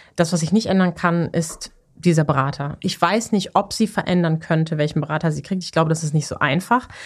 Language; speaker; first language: German; native; German